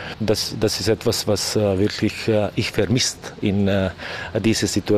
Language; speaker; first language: German; non-native, learner; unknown